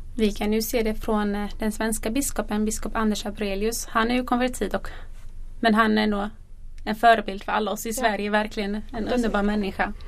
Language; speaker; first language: Swedish; early bilingual, other home language; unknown